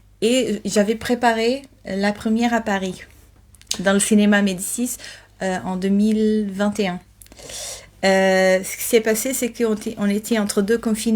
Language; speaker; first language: French; non-native, fluent; Portuguese